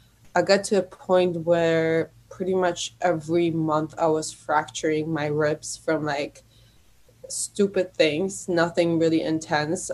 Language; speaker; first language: English; non-native, fluent; Polish